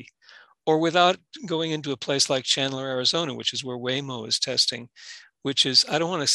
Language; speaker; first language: English; native; English